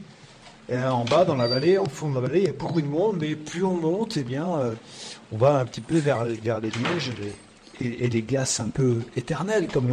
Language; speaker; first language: French; native; French